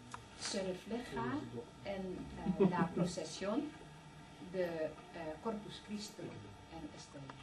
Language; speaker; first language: Spanish; non-native, learner; Dutch